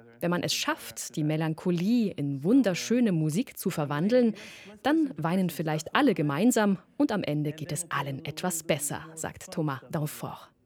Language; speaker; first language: German; native; German